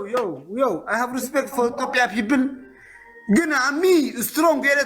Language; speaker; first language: English; non-native, learner; Tigrinya